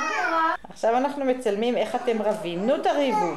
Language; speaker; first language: Hebrew; native; Hebrew